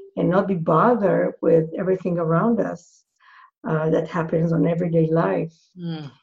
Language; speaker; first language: English; non-native, fluent; Hebrew